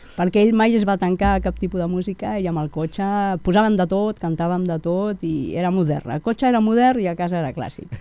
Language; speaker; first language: Catalan; native; Catalan